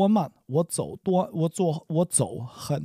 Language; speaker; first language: Chinese; non-native, learner; English